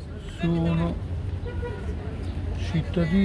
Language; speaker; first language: Italian; non-native, learner; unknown